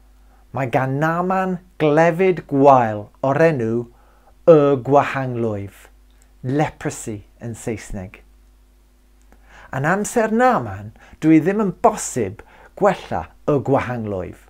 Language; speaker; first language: Welsh; non-native, local second language; English